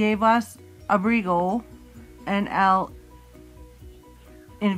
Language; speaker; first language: Spanish; non-native, learner; English